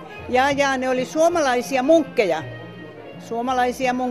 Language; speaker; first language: Finnish; non-native, fluent; Estonian